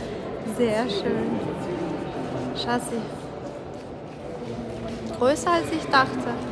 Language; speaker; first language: German; non-native, learner; Ukrainian